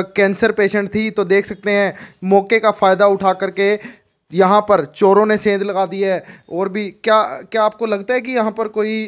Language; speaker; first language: Hindi; native; Hindi